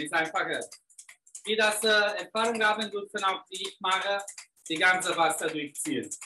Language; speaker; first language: German; non-native, fluent; Italian